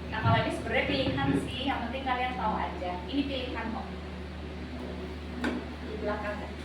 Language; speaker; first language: Indonesian; native; Indonesian